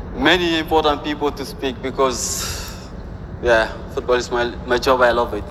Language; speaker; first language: English; non-native, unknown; Wolof